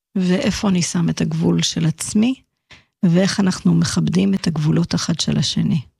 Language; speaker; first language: Hebrew; early bilingual, other home language; English